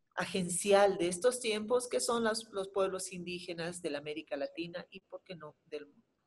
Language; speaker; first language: Spanish; native; Spanish